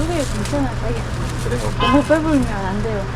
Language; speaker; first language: Korean; non-native, learner; Spanish